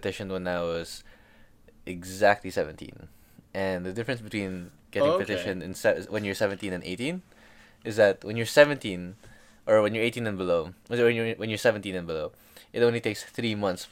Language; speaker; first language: English; non-native, local second language; Filipino